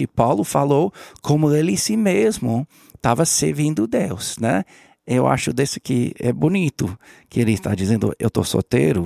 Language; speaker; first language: Portuguese; non-native, learner; English